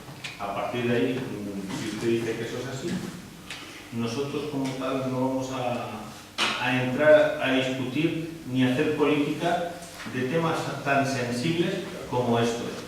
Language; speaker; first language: Spanish; native; Spanish